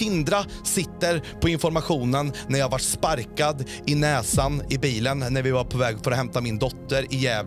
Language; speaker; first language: Swedish; native; Swedish